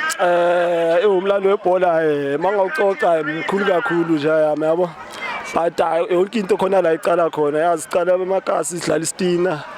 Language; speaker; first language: Zulu; native; Zulu